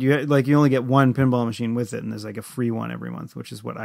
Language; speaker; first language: English; native; English